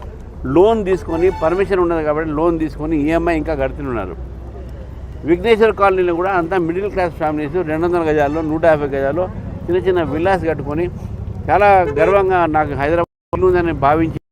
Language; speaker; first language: Telugu; native; Telugu